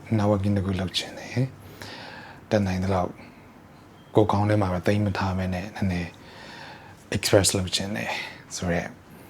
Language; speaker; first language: Burmese; early bilingual, heritage; Burmese